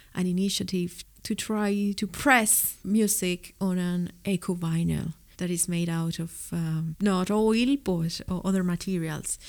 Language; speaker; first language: English; non-native, fluent; Spanish